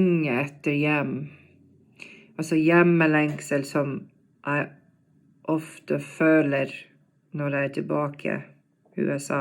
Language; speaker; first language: Norwegian; non-native, fluent; English